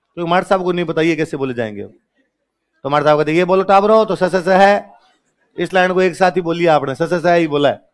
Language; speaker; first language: Hindi; non-native, local second language; Rajasthani